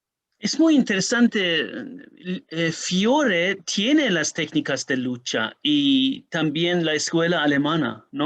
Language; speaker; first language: Spanish; non-native, learner; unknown